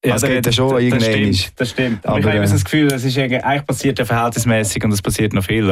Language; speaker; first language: German; native; German